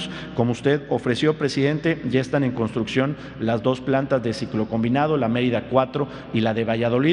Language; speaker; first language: Spanish; native; Spanish